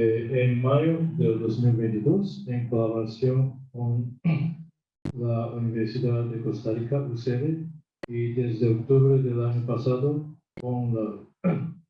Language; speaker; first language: Spanish; non-native, fluent; Japanese